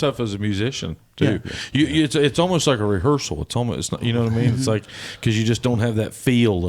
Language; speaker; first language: English; native; English